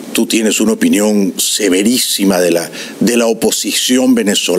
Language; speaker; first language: Spanish; native; Spanish